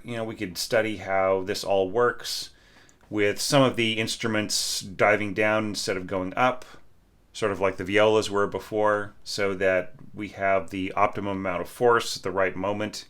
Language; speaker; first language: English; native; English